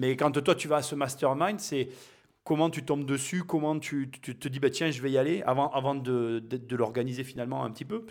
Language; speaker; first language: French; native; French